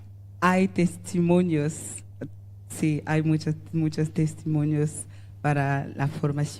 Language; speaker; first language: Spanish; non-native, learner; French